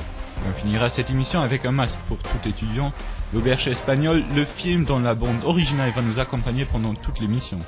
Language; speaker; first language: French; native; French